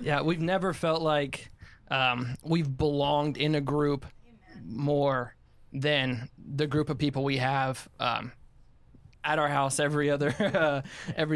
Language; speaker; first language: English; native; English